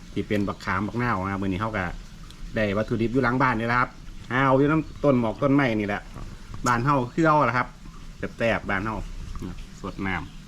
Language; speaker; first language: Thai; native; Thai